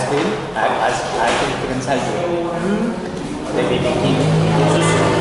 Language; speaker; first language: Indonesian; non-native, learner; Korean